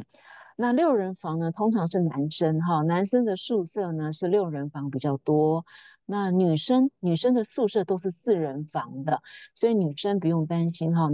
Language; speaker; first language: Chinese; native; Chinese